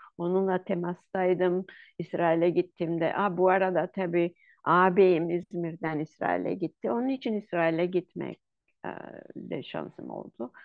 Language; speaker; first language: Turkish; non-native, local second language; Ladino